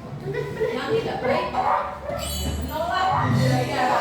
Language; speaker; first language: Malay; non-native, local second language; Javanese